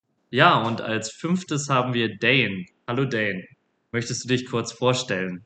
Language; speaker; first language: German; native; German